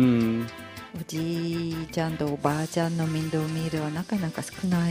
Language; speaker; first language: Japanese; non-native, fluent; Russian